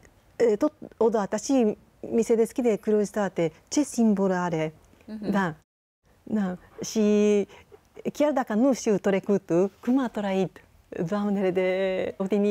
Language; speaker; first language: Romanian; non-native, fluent; Japanese